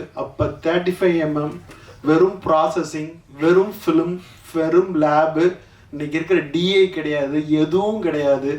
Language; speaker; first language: Tamil; native; Tamil